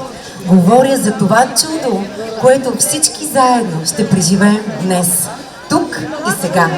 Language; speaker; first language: Bulgarian; native; Bulgarian